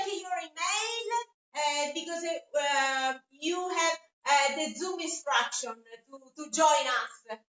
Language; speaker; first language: English; non-native, fluent; Italian